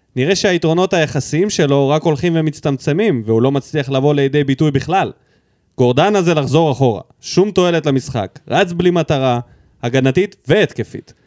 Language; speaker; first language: Hebrew; early bilingual, other home language; Russian